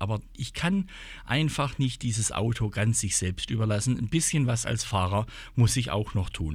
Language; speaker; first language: German; native; German